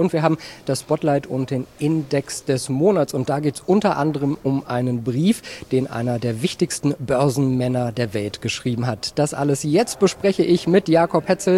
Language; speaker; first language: German; native; German